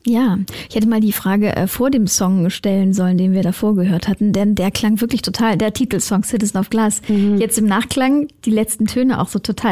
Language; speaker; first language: German; native; German